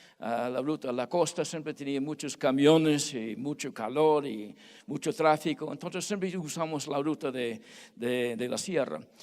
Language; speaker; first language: Spanish; non-native, fluent; English